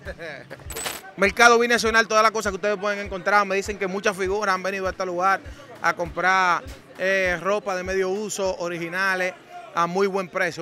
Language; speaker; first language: Spanish; native; Spanish